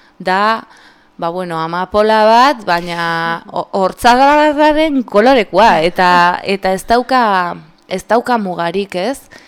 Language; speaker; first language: Basque; native; Basque